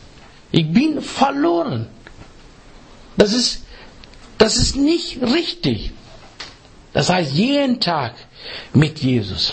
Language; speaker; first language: German; non-native, fluent; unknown